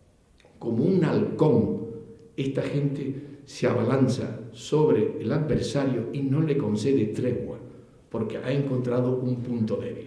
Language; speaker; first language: Spanish; native; Spanish